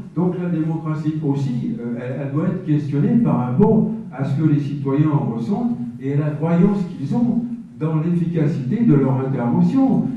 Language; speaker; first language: French; native; French